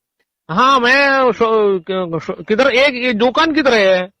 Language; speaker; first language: Hindi; non-native, local second language; Malayalam